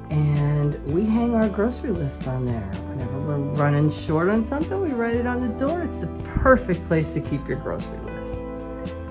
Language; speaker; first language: English; native; English